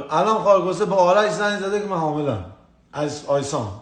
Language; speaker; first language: Persian; native; Persian